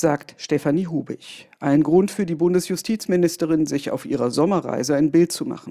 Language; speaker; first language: German; native; German